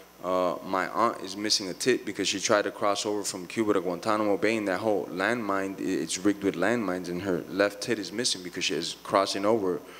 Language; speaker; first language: English; early bilingual, other home language; Spanish